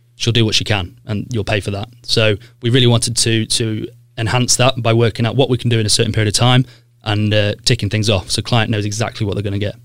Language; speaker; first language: English; native; English